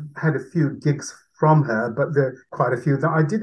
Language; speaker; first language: English; non-native, local second language; Urdu